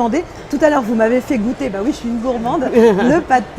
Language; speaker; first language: French; native; French